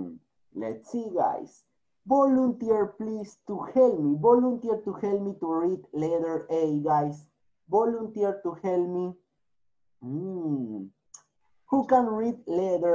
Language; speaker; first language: English; non-native, fluent; Spanish